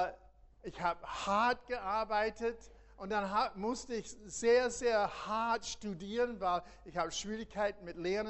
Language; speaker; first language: German; non-native, fluent; English